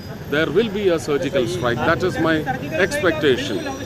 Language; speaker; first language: English; non-native, local second language; Malayalam